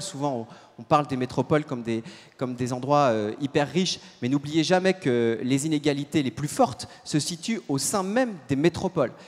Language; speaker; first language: French; native; French